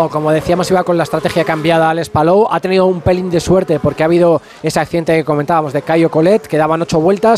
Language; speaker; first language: Spanish; native; Spanish